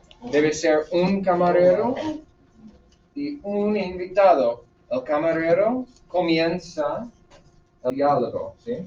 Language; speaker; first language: Spanish; non-native, fluent; English